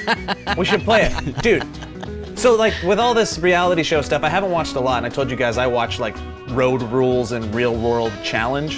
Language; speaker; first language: English; native; English